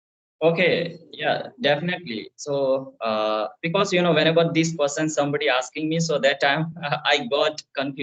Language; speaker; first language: English; non-native, fluent; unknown